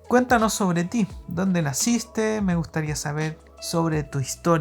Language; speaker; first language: Spanish; native; Spanish